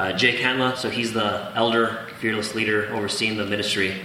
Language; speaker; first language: English; early bilingual, other home language; Spanish